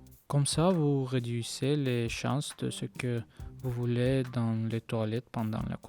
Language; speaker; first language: French; non-native, learner; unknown